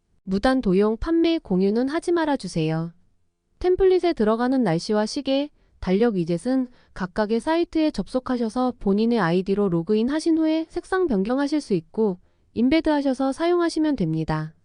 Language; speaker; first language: Korean; native; Korean